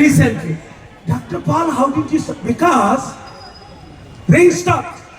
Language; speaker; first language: English; non-native, local second language; Telugu